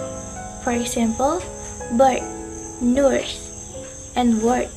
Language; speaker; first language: English; non-native, learner; Indonesian